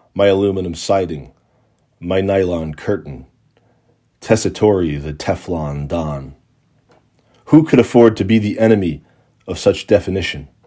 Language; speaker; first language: English; native; English